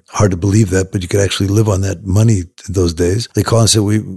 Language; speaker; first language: English; native; English